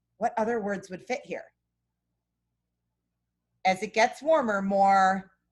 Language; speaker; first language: English; native; English